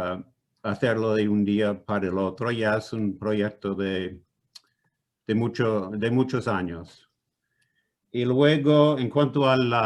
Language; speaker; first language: Spanish; non-native, fluent; Italian